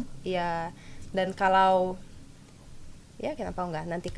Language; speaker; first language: Indonesian; non-native, fluent; Portuguese